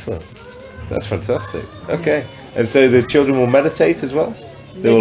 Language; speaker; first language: English; native; English